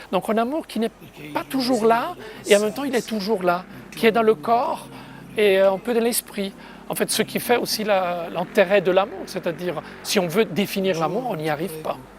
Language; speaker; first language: French; non-native, local second language; Italian